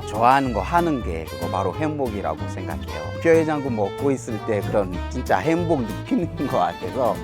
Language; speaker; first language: Korean; non-native, fluent; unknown